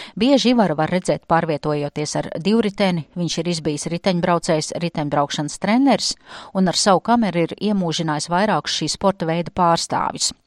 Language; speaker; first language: Latvian; native; Latvian